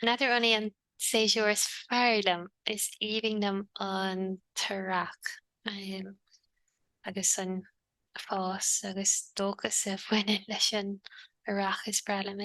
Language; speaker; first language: Irish; native; Irish